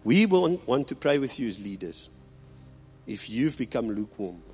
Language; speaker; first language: English; non-native, local second language; Afrikaans